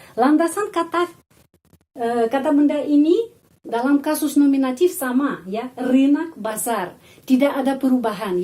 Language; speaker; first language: Indonesian; non-native, fluent; Russian